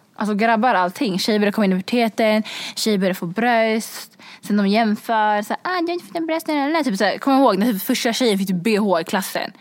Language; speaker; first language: Swedish; early bilingual, other home language; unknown